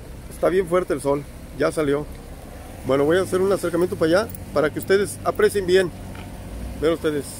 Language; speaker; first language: Spanish; native; Spanish